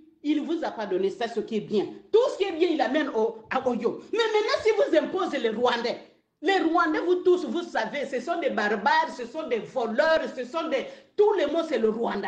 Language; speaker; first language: French; non-native, local second language; Lingala